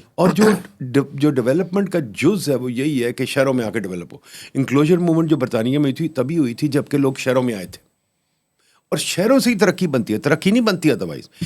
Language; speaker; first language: Urdu; native; Urdu